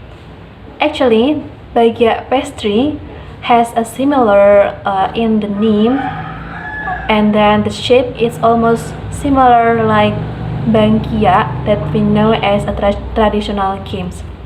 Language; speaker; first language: English; non-native, learner; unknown